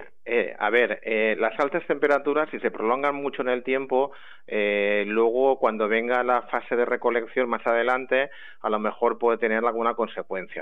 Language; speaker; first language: Spanish; native; Spanish